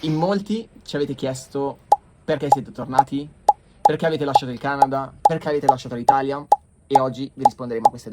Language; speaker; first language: Italian; native; Italian